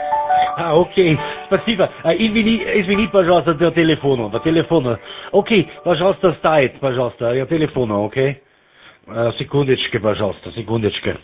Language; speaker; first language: Russian; non-native, learner; German